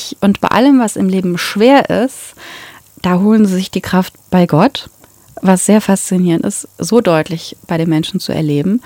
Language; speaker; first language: German; native; German